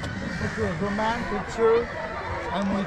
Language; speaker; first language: English; non-native, learner; Nepali